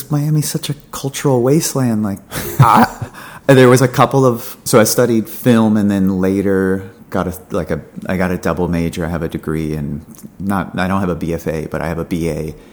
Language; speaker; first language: English; native; English